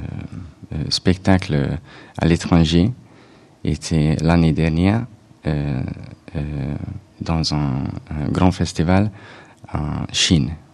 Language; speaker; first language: French; non-native, fluent; Hungarian